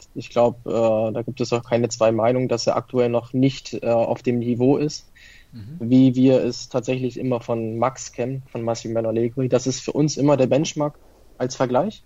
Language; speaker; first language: German; early bilingual, other home language; Italian